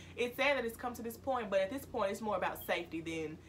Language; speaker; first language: English; native; English